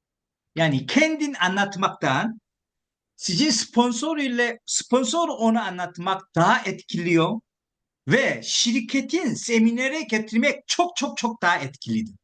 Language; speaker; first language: Turkish; non-native, fluent; Korean